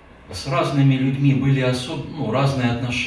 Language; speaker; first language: Russian; native; Russian